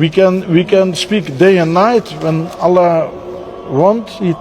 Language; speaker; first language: English; non-native, learner; Dutch